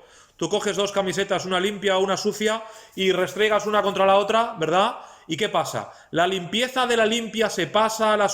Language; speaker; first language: Spanish; native; Spanish